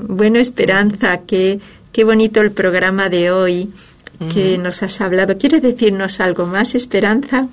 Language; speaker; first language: Spanish; native; Spanish